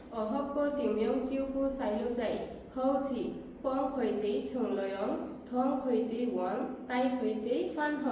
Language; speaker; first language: Cantonese; non-native, learner; Bangla